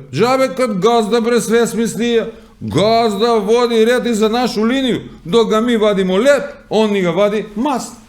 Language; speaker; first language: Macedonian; native; Macedonian